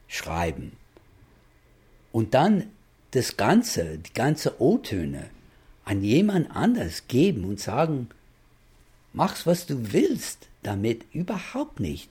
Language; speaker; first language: German; non-native, fluent; English